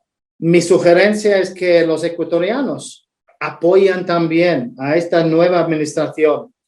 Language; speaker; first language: Spanish; non-native, fluent; English